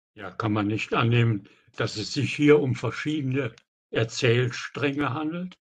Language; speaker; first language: German; native; German